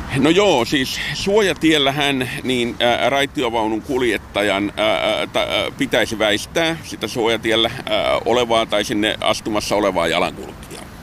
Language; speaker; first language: Finnish; native; Finnish